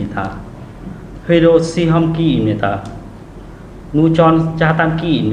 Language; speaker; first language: Korean; non-native, learner; Vietnamese